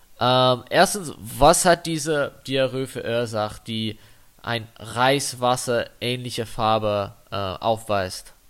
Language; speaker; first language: German; non-native, fluent; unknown